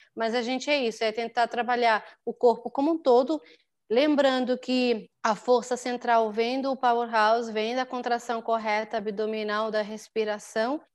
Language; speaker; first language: Portuguese; non-native, local second language; Kabuverdianu